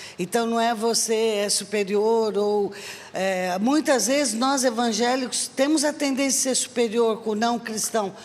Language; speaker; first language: Portuguese; native; Portuguese